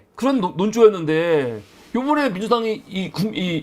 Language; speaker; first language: Korean; native; Korean